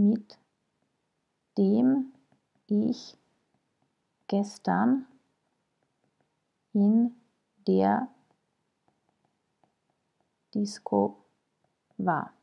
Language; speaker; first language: German; non-native, fluent; French